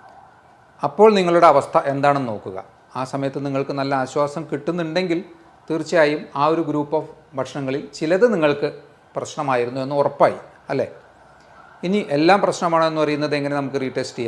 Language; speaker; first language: Malayalam; native; Malayalam